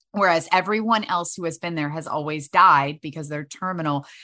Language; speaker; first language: English; native; English